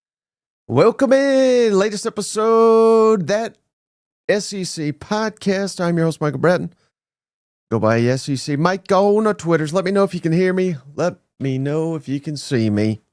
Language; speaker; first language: English; native; English